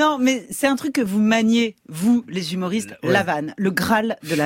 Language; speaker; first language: French; native; French